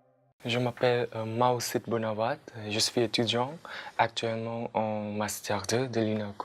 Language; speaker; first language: French; non-native, fluent; Khmer